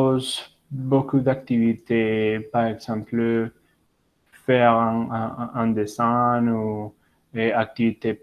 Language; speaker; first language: French; non-native, learner; Spanish